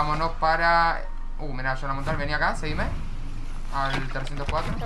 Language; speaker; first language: Spanish; native; Spanish